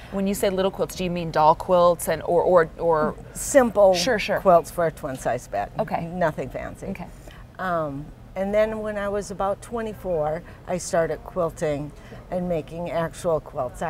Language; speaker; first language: English; native; English